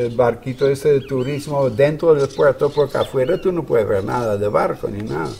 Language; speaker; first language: Spanish; non-native, fluent; Dutch